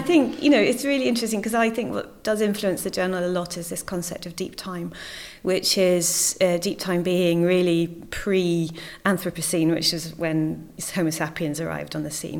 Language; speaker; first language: English; native; English